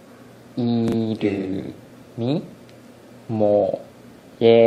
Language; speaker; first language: Korean; non-native, learner; Japanese